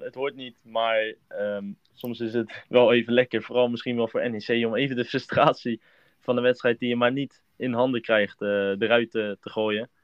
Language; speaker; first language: Dutch; native; Dutch